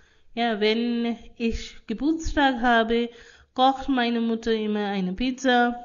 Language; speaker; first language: German; non-native, fluent; Hindi